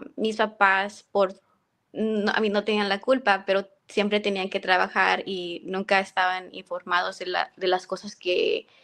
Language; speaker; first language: Spanish; early bilingual, heritage; Spanish